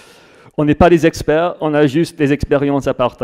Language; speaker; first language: French; non-native, fluent; English